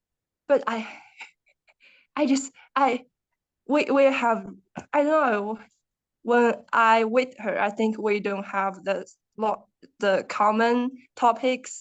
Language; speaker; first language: English; non-native, learner; Chinese